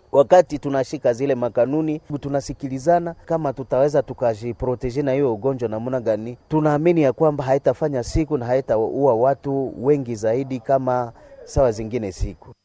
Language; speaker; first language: Swahili; non-native, local second language; Nande